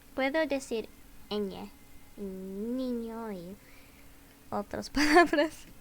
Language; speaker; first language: Spanish; non-native, learner; English